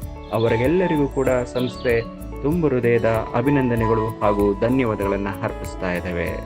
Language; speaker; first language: Kannada; native; Kannada